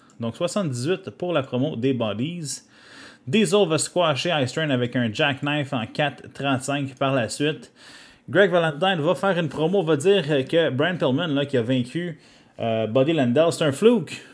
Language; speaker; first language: French; native; French